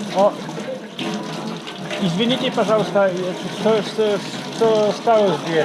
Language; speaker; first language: Russian; non-native, learner; Polish